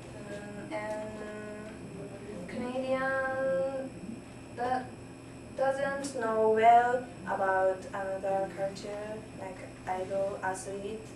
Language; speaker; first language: English; non-native, learner; Japanese